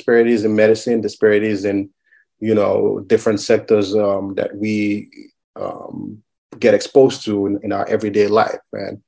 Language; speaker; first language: English; non-native, local second language; Yoruba